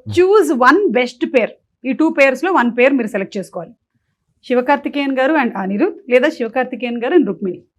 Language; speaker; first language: Telugu; non-native, local second language; Malayalam